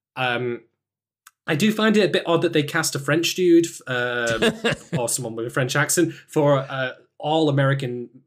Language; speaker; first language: English; native; English